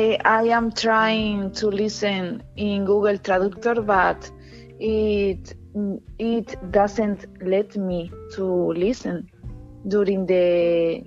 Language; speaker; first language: English; non-native, learner; Spanish